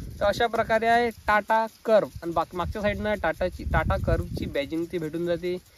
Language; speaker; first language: Marathi; native; Marathi